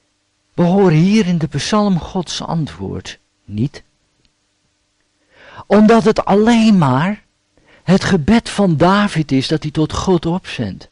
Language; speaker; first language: Dutch; native; Dutch